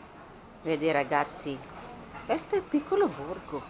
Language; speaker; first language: Italian; non-native, learner; Filipino